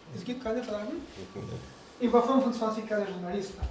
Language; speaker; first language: German; non-native, fluent; Slovenian